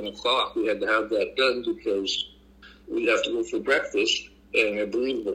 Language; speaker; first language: English; native; English